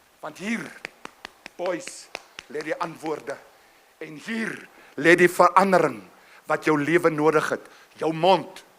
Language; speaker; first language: Afrikaans; native; Afrikaans